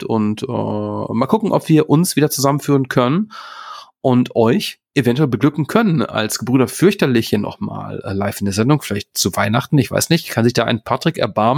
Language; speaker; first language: German; native; German